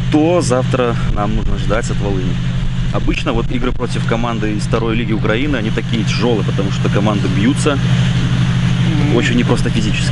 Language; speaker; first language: Russian; native; Russian